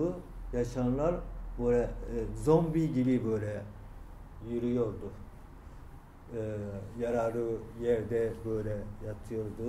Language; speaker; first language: Turkish; non-native, learner; Japanese